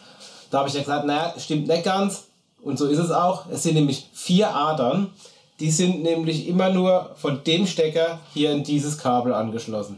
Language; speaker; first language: German; native; German